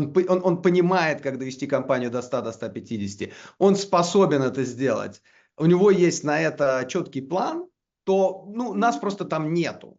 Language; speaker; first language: Russian; native; Russian